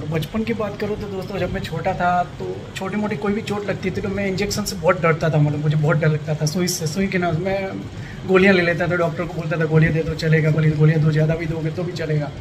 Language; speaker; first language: Hindi; non-native, local second language; Gujarati